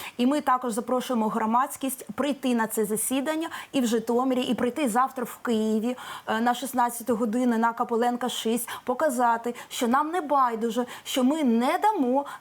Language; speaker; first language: Ukrainian; native; Ukrainian